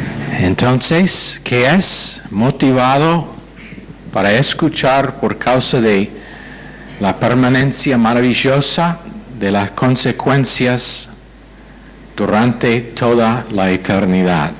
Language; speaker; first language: Spanish; non-native, fluent; English